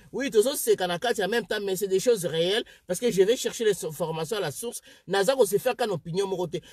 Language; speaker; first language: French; non-native, local second language; Lingala